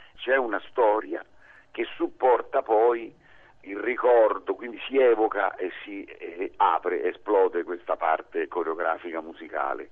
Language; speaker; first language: Italian; native; Italian